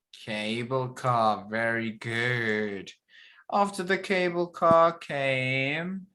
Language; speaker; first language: English; non-native, fluent; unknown